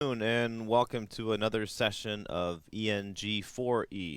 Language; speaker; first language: English; native; English